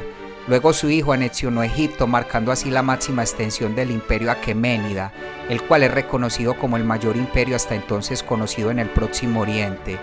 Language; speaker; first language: Spanish; native; Spanish